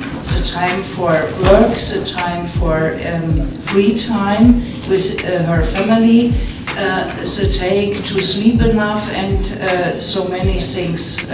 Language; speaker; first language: English; non-native, learner; German